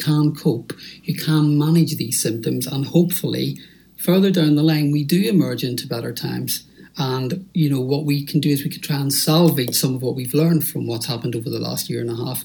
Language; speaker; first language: English; native; English